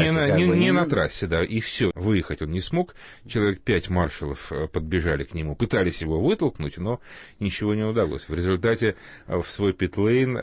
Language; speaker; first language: Russian; native; Russian